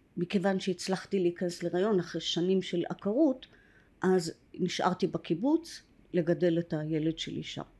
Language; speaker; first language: Hebrew; native; Hebrew